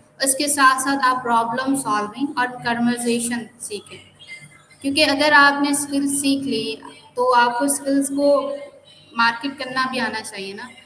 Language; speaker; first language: Urdu; non-native, local second language; Sindhi